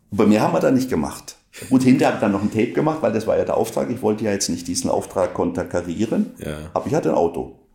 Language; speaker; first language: German; non-native, local second language; Swiss German